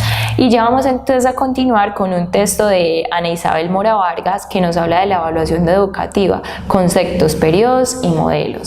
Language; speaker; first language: Spanish; native; Spanish